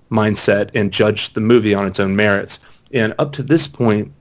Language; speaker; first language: English; native; English